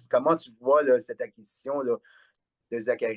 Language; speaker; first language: French; native; French